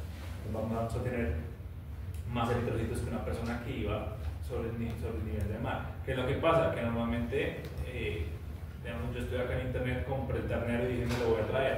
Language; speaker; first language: Spanish; native; Spanish